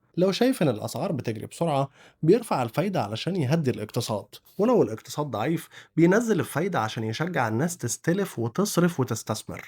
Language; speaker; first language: Arabic; native; Arabic